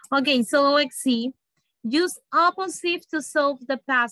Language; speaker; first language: English; non-native, learner; Spanish